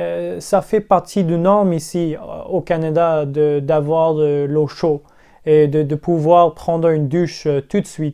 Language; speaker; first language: French; non-native, local second language; English